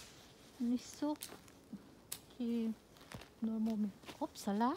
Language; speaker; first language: German; non-native, learner; Filipino